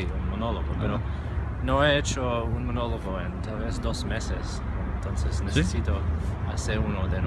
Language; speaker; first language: Spanish; non-native, learner; English